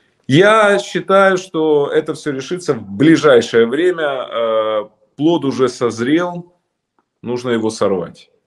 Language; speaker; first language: Russian; native; Russian